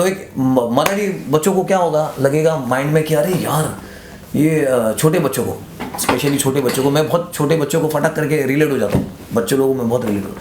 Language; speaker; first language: Hindi; non-native, local second language; Marathi